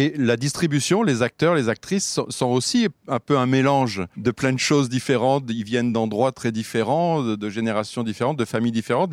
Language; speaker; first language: French; native; French